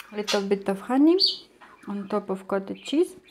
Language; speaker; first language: English; non-native, fluent; Russian